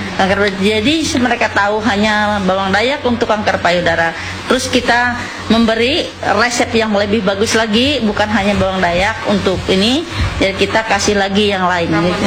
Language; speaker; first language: Indonesian; non-native, local second language; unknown